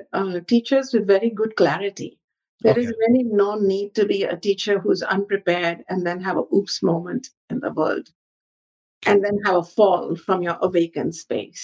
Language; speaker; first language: English; non-native, local second language; Hindi